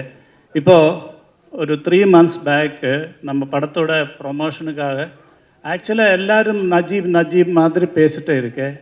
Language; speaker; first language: Tamil; non-native, learner; Malayalam